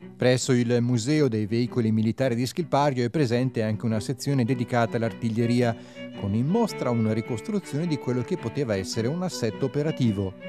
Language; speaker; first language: Italian; native; Italian